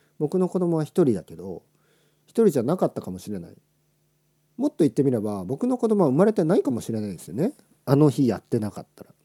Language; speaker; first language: Japanese; native; Japanese